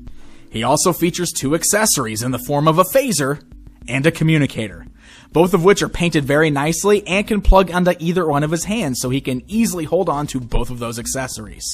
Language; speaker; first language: English; native; English